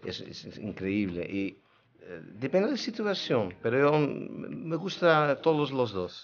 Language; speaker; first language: Spanish; non-native, learner; Dutch